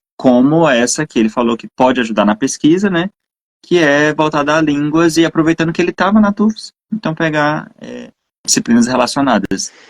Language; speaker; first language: Portuguese; native; Portuguese